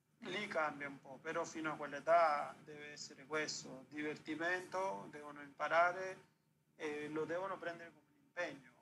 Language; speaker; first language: Italian; non-native, fluent; Spanish